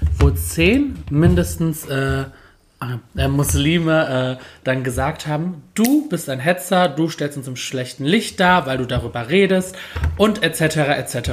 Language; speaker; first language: German; early bilingual, other home language; Turkish